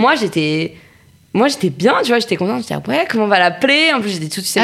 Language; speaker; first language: French; native; French